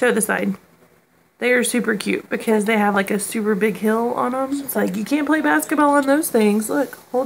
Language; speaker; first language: English; native; English